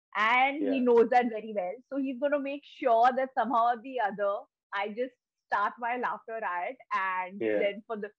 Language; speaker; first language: English; non-native, local second language; Bangla